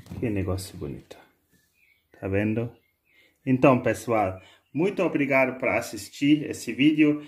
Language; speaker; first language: Portuguese; non-native, fluent; German